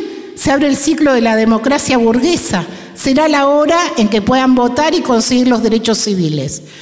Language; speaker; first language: Spanish; native; Spanish